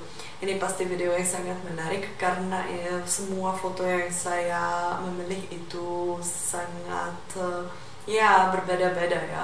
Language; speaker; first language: Indonesian; non-native, fluent; Czech